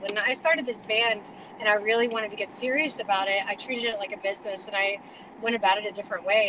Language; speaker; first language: English; native; English